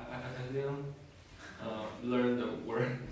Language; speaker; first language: English; non-native, learner; Chinese